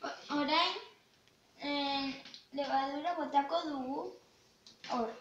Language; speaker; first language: Basque; non-native, local second language; Spanish